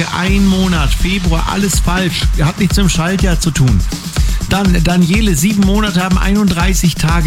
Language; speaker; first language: German; native; German